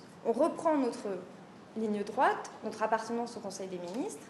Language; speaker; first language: French; native; French